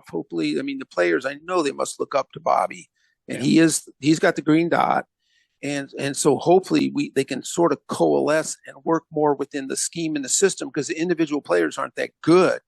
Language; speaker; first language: English; native; English